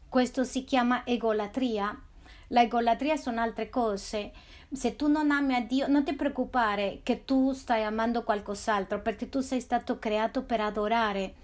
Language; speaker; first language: Italian; non-native, fluent; Spanish